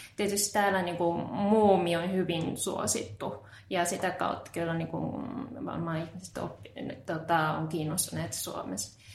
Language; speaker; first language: Finnish; non-native, fluent; Japanese